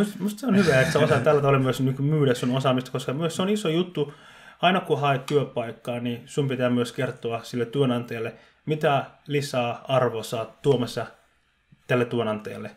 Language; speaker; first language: Finnish; early bilingual, other home language; Somali